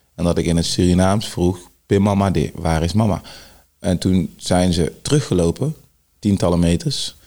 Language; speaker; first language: Dutch; early bilingual, other home language; Sranan Tongo